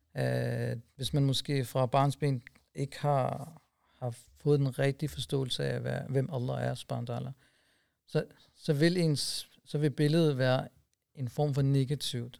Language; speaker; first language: Danish; early bilingual, other home language; Urdu